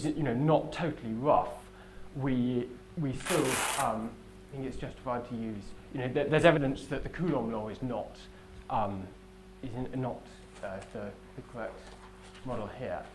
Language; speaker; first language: English; native; English